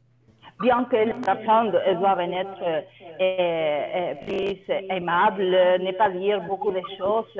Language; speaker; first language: French; non-native, learner; Spanish